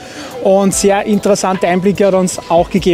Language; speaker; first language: German; native; German